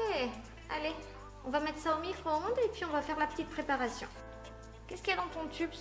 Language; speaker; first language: French; native; French